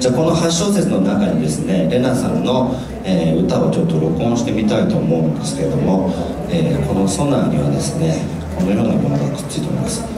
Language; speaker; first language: Japanese; native; Japanese